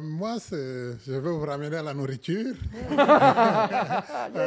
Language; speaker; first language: French; non-native, local second language; Swahili